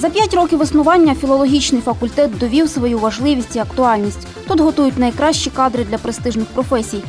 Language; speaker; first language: Ukrainian; native; Ukrainian